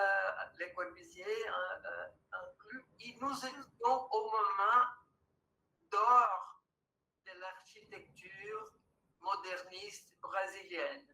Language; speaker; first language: French; non-native, fluent; Portuguese